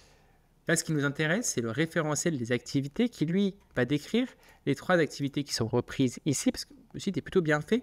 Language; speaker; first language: French; native; French